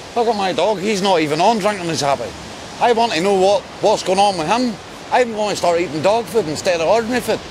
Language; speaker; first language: English; native; English